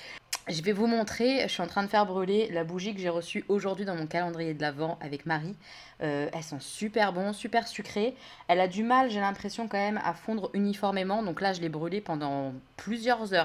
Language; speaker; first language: French; native; French